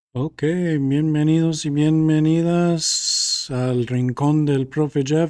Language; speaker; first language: Spanish; non-native, fluent; English